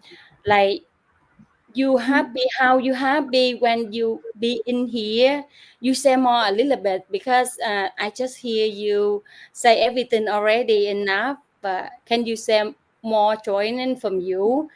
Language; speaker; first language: English; non-native, learner; Vietnamese